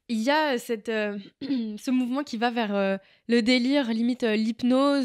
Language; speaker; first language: French; native; French